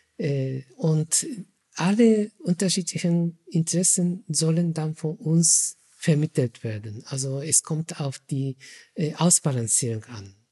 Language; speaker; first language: German; non-native, fluent; Japanese